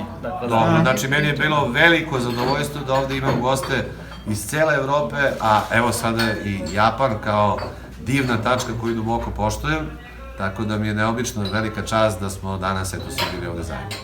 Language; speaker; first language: Bosnian; native; Bosnian